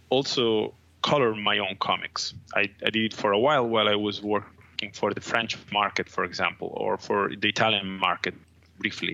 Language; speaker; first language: English; non-native, fluent; Italian